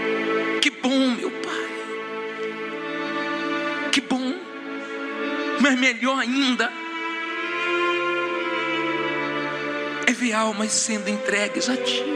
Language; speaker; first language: Portuguese; native; Portuguese